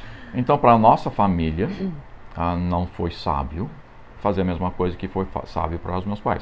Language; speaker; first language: Portuguese; non-native, fluent; English